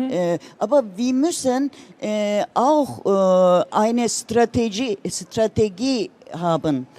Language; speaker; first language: German; non-native, learner; Turkish